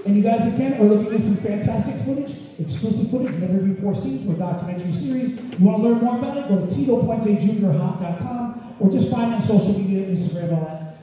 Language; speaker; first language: English; native; English